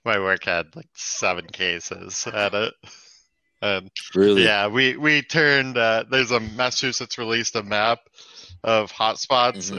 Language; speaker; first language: English; native; English